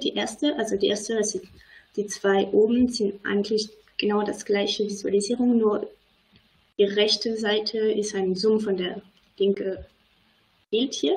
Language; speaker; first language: German; non-native, fluent; French